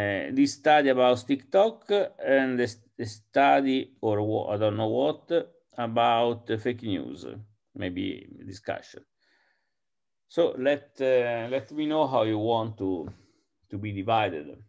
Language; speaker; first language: English; non-native, fluent; Italian